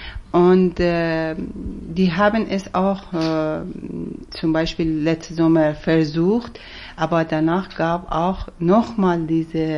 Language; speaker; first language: German; non-native, fluent; Persian